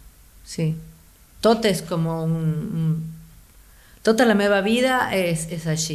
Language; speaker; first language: Catalan; non-native, learner; Spanish